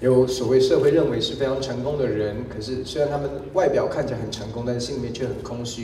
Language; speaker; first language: Chinese; native; Chinese